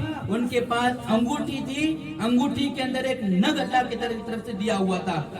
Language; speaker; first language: Urdu; native; Urdu